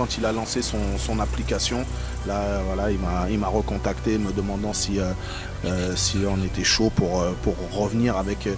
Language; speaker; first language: French; native; French